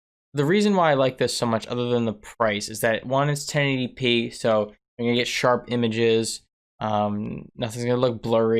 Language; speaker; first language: English; native; English